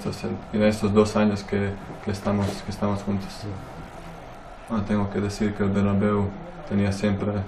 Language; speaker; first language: Spanish; non-native, fluent; Croatian